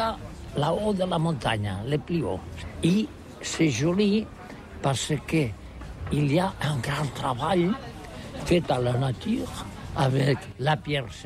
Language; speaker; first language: French; non-native, learner; Catalan